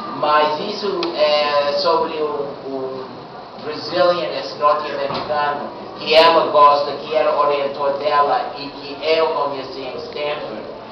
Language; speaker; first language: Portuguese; non-native, fluent; English